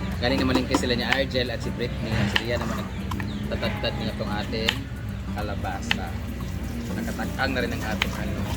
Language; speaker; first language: Filipino; non-native, local second language; Cebuano